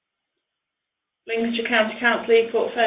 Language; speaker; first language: English; native; English